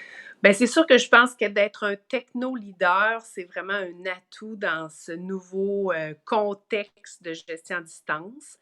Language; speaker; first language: French; native; French